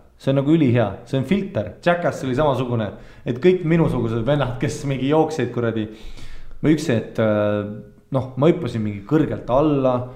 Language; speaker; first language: Estonian; early bilingual, heritage; Estonian